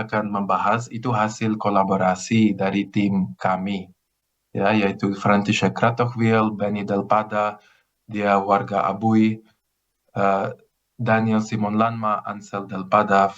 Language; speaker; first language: Indonesian; non-native, fluent; Greek